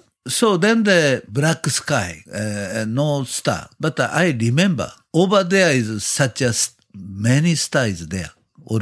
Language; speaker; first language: English; non-native, learner; Japanese